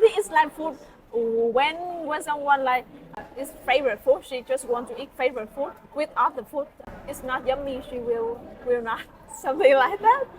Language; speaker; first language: English; non-native, learner; Vietnamese